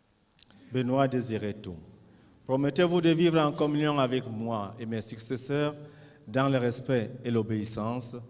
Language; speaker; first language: French; native; French